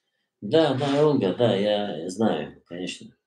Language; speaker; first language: Russian; non-native, learner; Turkish